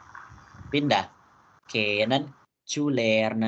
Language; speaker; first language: German; non-native, fluent; Indonesian